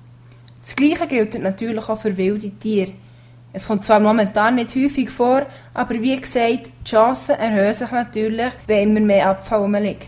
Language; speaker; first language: German; native; German